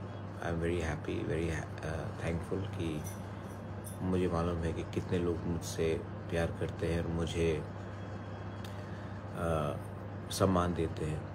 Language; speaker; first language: Hindi; non-native, local second language; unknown